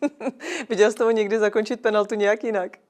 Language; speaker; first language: Czech; native; Czech